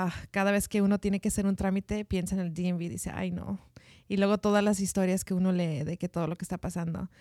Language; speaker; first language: Spanish; early bilingual, heritage; Spanish